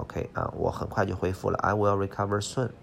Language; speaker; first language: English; non-native, fluent; Chinese